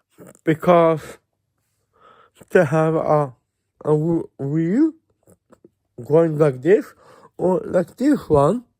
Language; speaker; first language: English; non-native, fluent; Swedish